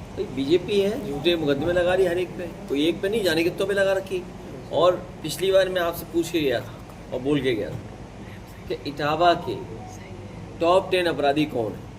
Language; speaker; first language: Hindi; native; Hindi